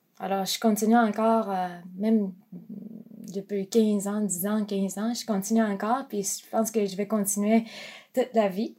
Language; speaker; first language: French; non-native, fluent; Japanese